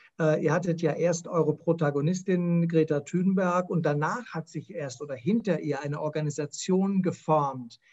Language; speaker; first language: German; native; German